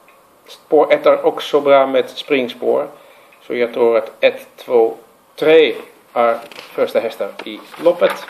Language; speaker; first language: Swedish; non-native, fluent; Dutch